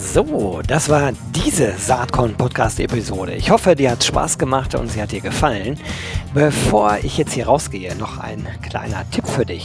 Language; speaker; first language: German; native; German